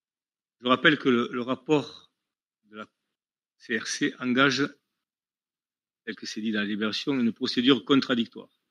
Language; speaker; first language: French; native; French